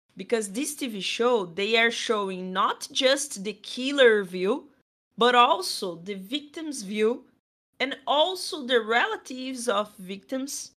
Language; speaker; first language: English; non-native, fluent; Portuguese